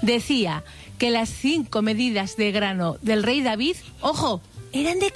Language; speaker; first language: Spanish; native; Spanish